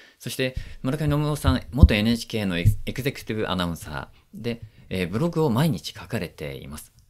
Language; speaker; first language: Japanese; native; Japanese